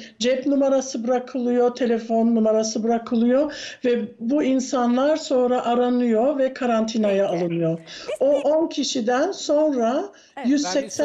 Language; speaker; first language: Turkish; early bilingual, heritage; Turkish